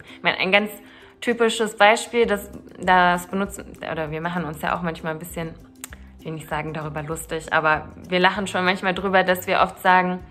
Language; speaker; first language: German; early bilingual, other home language; Turkish